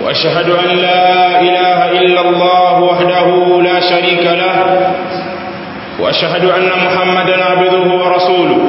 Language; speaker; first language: Arabic; non-native, fluent; Swahili